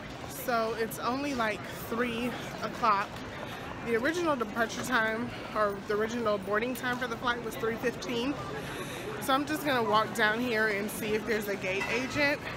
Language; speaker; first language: English; native; English